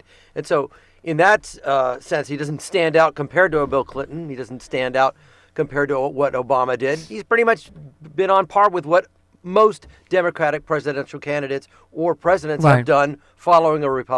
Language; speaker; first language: English; native; English